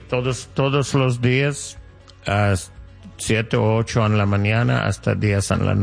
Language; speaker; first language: Spanish; non-native, learner; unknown